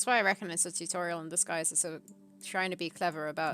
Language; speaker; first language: English; native; English